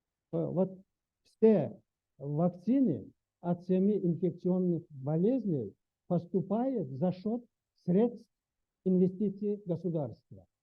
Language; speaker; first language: Russian; native; Russian